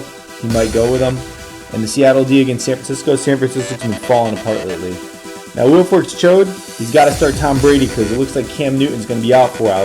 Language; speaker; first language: English; native; English